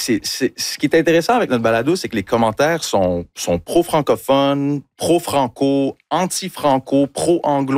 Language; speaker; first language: French; early bilingual, other home language; English